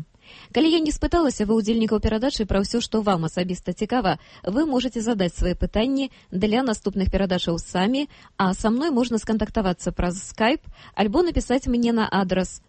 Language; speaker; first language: Belarusian; native; Belarusian